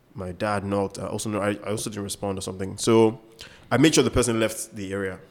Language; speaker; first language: English; non-native, local second language; Yoruba